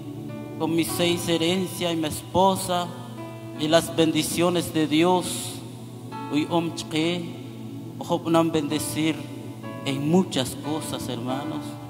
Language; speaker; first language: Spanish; non-native, local second language; Kʼicheʼ